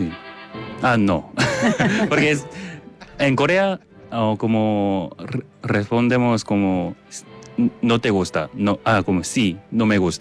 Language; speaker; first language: Spanish; non-native, learner; Korean